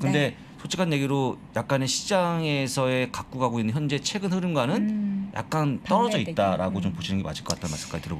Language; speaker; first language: Korean; native; Korean